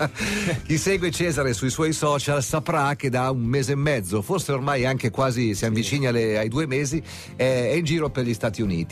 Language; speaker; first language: Italian; native; Italian